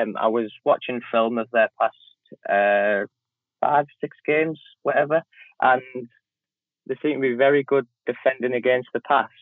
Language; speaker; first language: English; native; English